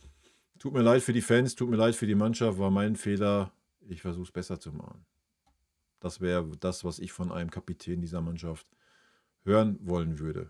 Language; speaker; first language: German; native; German